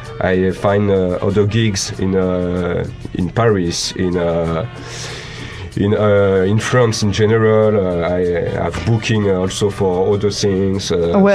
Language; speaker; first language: English; non-native, learner; French